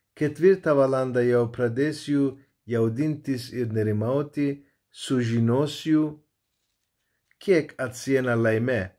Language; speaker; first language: Lithuanian; non-native, learner; Turkish